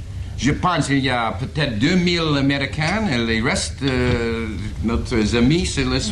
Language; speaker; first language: French; non-native, learner; English